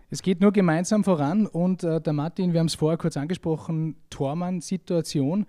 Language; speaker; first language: German; native; German